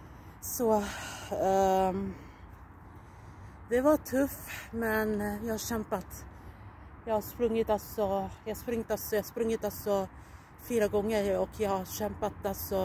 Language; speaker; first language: Swedish; non-native, learner; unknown